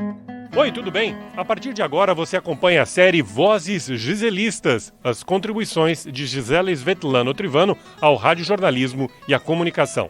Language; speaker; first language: Portuguese; native; Portuguese